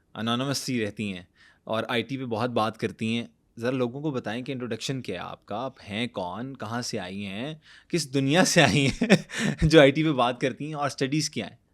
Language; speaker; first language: Urdu; native; Urdu